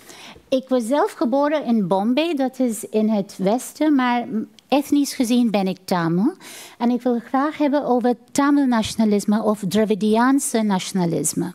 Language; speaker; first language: Dutch; non-native, fluent; Tamil